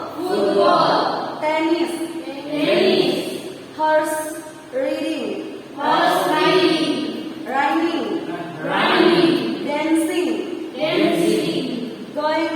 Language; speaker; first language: English; non-native, learner; Indonesian